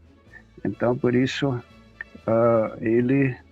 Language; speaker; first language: Portuguese; non-native, fluent; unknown